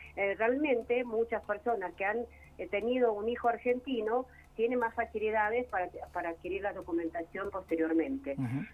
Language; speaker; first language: Spanish; non-native, fluent; Russian